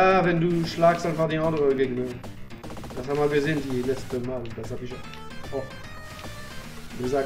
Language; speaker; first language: German; non-native, learner; French